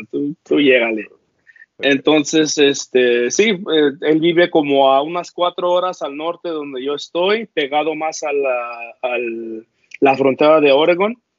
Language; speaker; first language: Spanish; early bilingual, heritage; Spanish